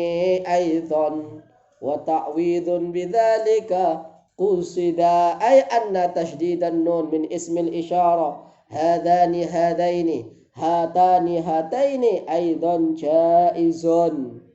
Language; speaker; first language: Arabic; non-native, fluent; Indonesian